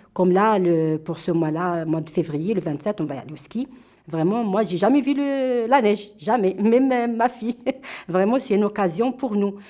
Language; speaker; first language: French; non-native, local second language; Arabic